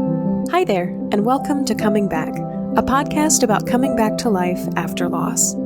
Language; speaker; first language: English; native; English